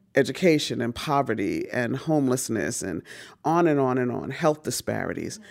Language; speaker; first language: English; native; English